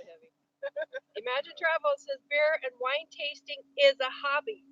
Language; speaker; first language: English; native; English